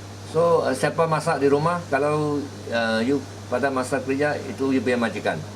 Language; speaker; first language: Malay; native; Malay